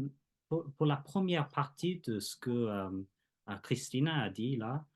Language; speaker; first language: French; non-native, fluent; English